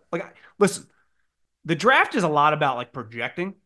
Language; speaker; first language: English; native; English